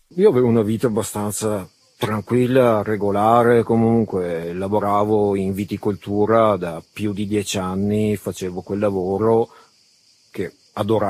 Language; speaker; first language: Italian; early bilingual, other home language; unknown